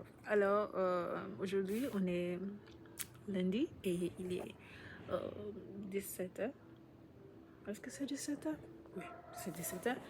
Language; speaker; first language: French; non-native, learner; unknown